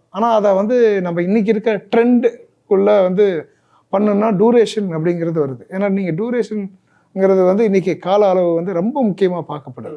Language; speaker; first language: Tamil; native; Tamil